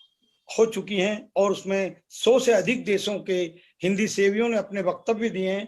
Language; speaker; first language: Hindi; native; Hindi